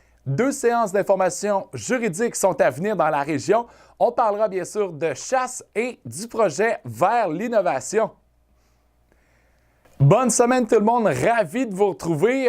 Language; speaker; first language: French; native; French